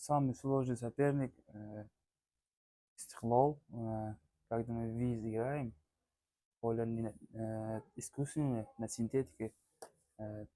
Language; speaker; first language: Russian; non-native, learner; Tajik